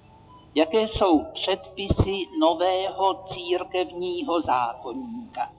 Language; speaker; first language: Czech; native; Czech